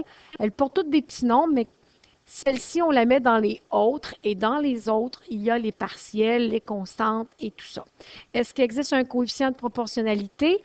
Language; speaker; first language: French; native; French